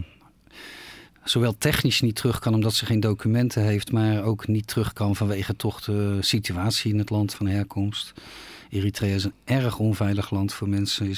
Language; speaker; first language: Dutch; native; Dutch